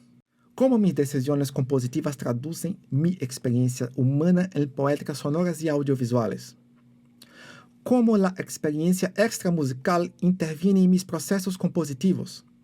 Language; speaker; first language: Spanish; non-native, fluent; Portuguese